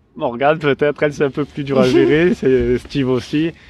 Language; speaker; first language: French; native; French